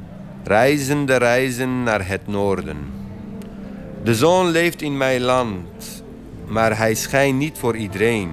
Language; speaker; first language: Dutch; non-native, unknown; Kurdish